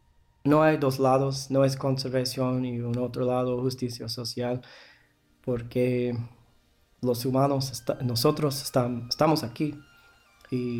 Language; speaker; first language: Spanish; non-native, learner; English